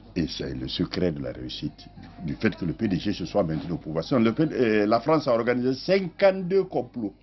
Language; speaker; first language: French; non-native, local second language; Mandingo